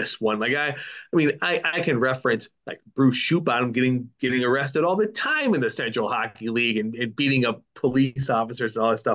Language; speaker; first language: English; native; English